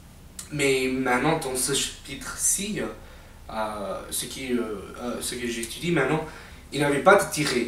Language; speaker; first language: French; non-native, fluent; English